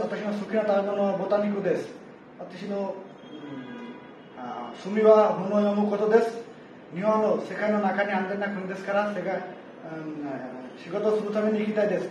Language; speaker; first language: Japanese; non-native, learner; Bangla